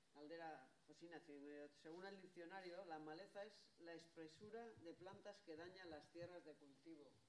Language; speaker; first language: Spanish; non-native, local second language; Basque